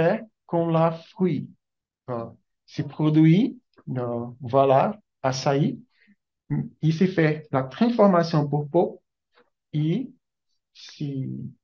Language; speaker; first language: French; non-native, learner; Portuguese